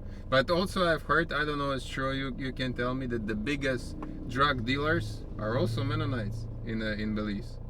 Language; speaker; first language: English; non-native, fluent; Polish